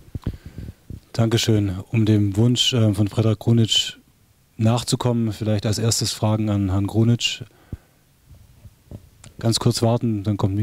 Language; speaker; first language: German; native; German